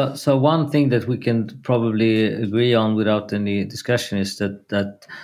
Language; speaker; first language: English; non-native, fluent; Swedish